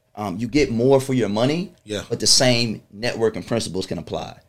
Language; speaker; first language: English; native; English